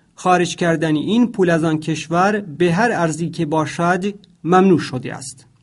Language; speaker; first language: Persian; non-native, local second language; Central Kurdish